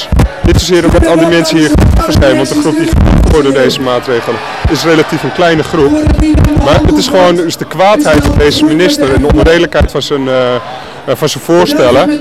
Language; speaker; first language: Dutch; native; Dutch